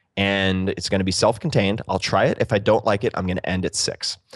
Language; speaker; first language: English; native; English